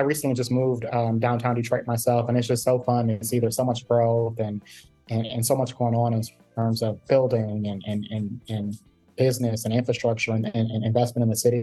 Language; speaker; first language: English; native; English